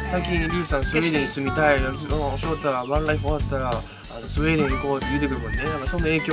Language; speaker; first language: Japanese; native; Japanese